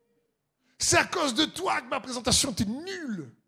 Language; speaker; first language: French; native; French